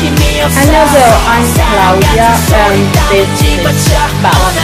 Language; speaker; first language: English; non-native, learner; Italian